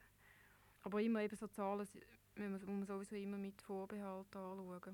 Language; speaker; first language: German; native; German